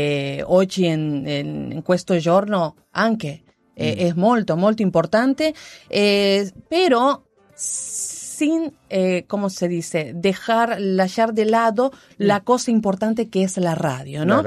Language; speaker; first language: Italian; non-native, learner; Spanish